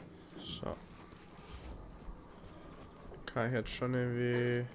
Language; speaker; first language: German; native; German